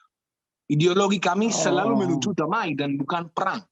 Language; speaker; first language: Indonesian; non-native, fluent; Hebrew